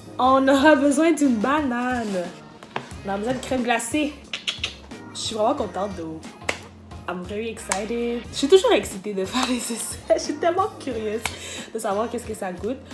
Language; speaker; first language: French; native; French